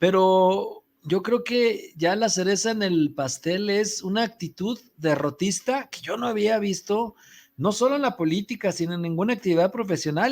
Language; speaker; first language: Spanish; native; Spanish